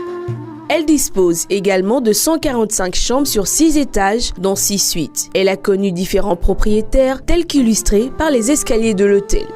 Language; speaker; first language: French; native; French